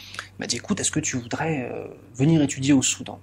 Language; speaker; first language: French; native; French